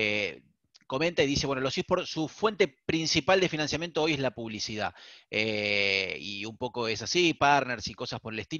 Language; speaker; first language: Spanish; native; Spanish